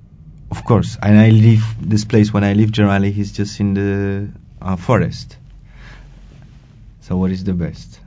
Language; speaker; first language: English; non-native, local second language; Wolof